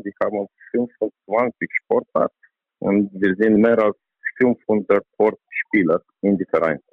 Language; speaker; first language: German; non-native, learner; Romanian